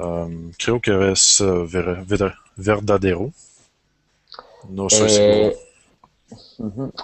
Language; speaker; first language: Spanish; non-native, learner; English